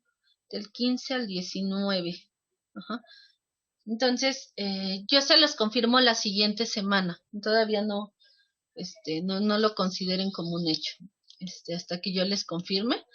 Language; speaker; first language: Spanish; native; Spanish